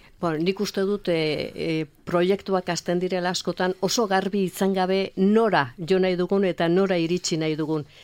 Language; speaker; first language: Basque; native; Basque